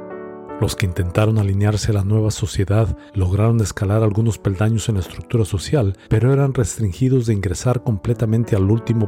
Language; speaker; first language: Spanish; native; Spanish